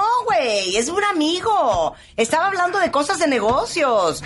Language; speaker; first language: Spanish; native; Spanish